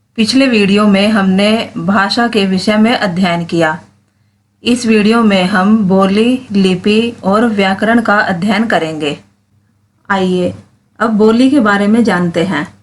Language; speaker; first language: Hindi; native; Hindi